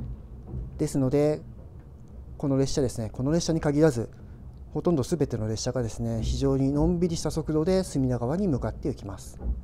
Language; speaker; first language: Japanese; native; Japanese